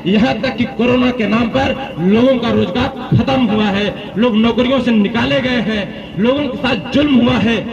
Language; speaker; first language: Hindi; native; Hindi